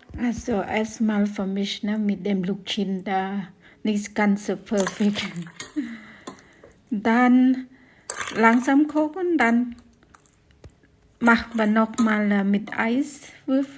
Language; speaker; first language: German; non-native, learner; Thai